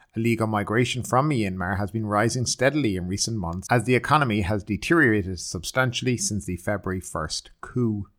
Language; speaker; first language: English; native; English